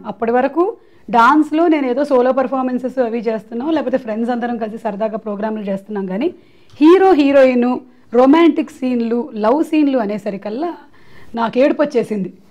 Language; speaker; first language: Telugu; non-native, local second language; Malayalam